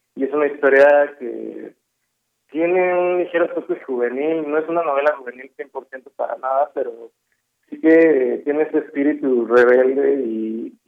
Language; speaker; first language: Spanish; native; Spanish